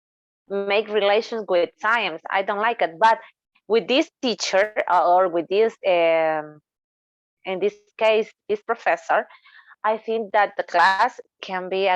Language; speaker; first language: English; non-native, learner; Spanish